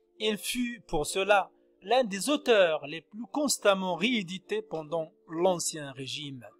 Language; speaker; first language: French; non-native, local second language; Arabic